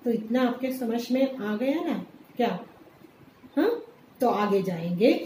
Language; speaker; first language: Hindi; non-native, local second language; Malayalam